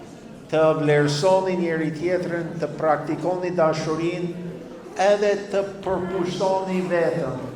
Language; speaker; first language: Albanian; non-native, fluent; English